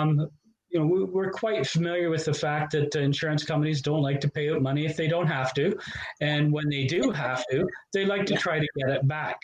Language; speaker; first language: English; native; English